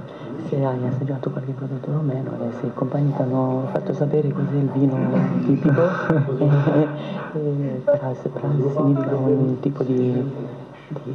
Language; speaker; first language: Italian; non-native, learner; Romanian